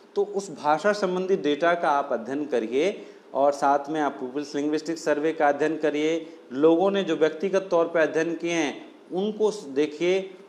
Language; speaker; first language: Hindi; non-native, local second language; Rajasthani